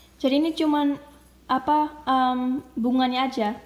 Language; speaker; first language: Indonesian; non-native, fluent; English